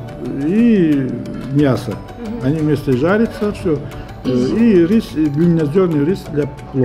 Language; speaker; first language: Russian; non-native, fluent; Azerbaijani